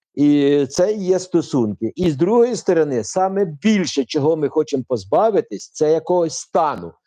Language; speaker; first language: Ukrainian; non-native, local second language; Russian